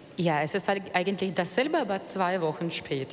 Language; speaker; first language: German; non-native, fluent; Russian